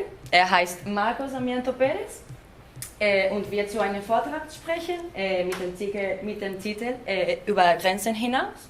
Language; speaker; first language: German; non-native, learner; Spanish